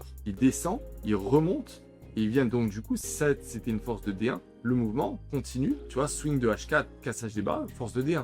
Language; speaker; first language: French; native; French